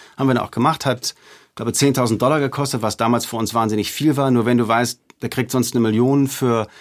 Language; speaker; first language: German; native; German